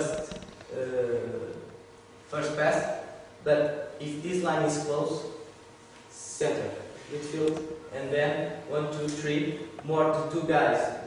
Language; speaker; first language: English; non-native, learner; Portuguese